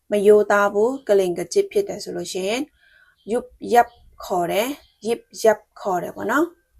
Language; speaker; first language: Burmese; non-native, local second language; Shan